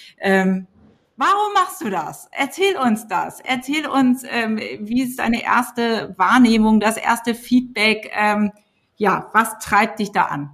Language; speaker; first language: German; native; German